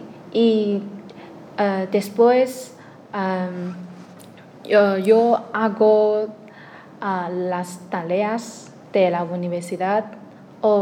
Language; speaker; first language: Spanish; non-native, learner; Chinese